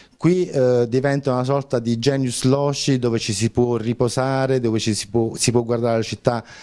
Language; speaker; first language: Italian; native; Italian